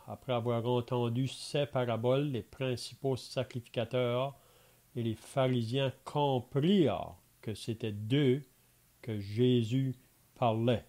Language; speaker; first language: French; native; French